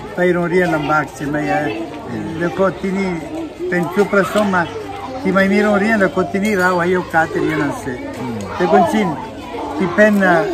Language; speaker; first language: Thai; non-native, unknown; Italian